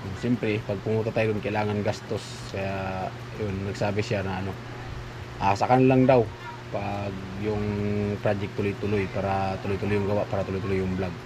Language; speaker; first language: Filipino; non-native, local second language; Bikol